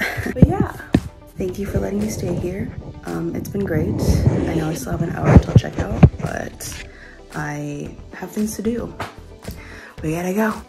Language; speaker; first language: English; native; English